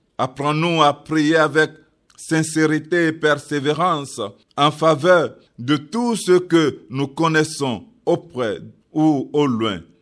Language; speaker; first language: French; non-native, local second language; Yoruba